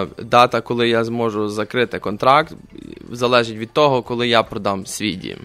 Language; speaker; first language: Ukrainian; native; Ukrainian